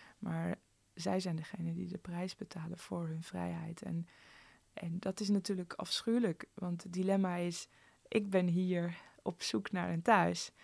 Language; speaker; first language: Dutch; early bilingual, other home language; Persian